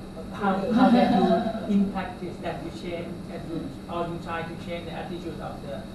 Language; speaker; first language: English; non-native, learner; Thai